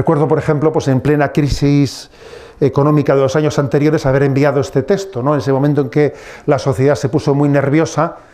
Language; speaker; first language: Spanish; native; Spanish